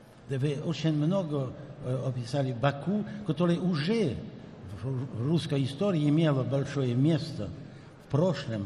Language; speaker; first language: Russian; non-native, fluent; French